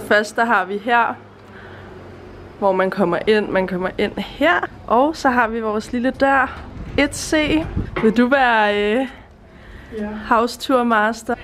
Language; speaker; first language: Danish; native; Danish